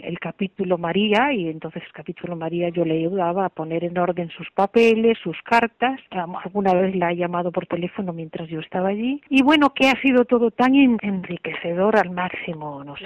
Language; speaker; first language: Spanish; native; Spanish